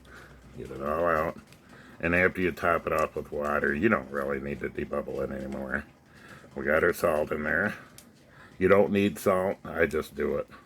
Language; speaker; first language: English; native; English